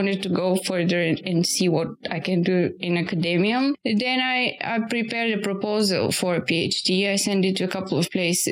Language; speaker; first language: English; non-native, fluent; Bulgarian